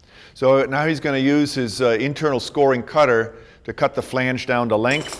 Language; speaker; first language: English; native; English